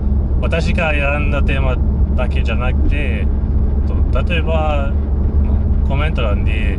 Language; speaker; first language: Japanese; non-native, fluent; English